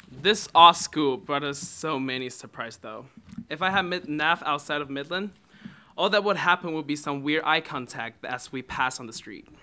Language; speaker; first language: English; non-native, fluent; Chinese